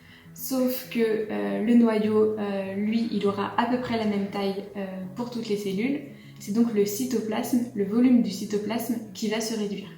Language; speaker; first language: French; native; French